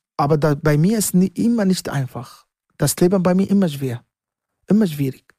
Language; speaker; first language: German; non-native, learner; Arabic